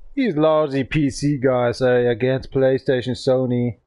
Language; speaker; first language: English; non-native, learner; German